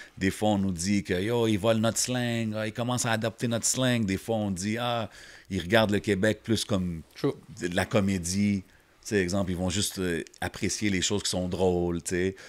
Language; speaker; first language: French; native; French